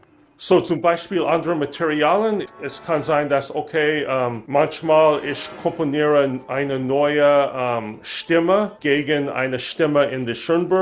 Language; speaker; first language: German; non-native, learner; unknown